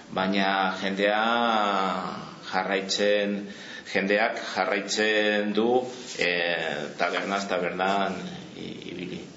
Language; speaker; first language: Basque; non-native, learner; Catalan